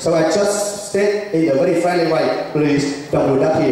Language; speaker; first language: English; non-native, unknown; Vietnamese